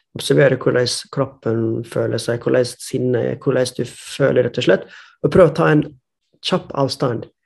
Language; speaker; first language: Norwegian; non-native, fluent; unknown